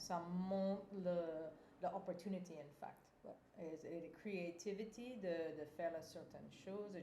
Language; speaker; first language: French; non-native, fluent; English